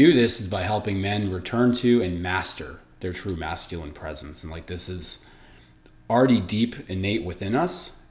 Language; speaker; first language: English; early bilingual, other home language; Italian